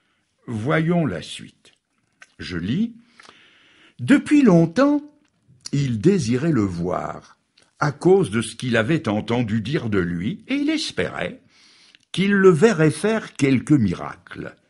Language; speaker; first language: French; native; French